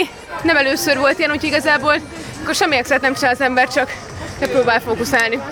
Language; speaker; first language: Hungarian; native; Hungarian